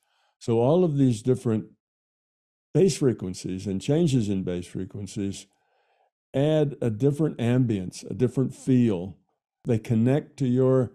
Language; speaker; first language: English; native; English